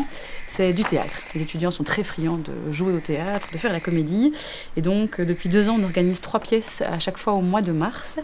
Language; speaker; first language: French; native; French